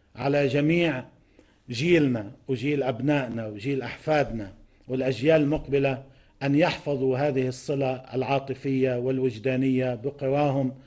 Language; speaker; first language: Arabic; native; Arabic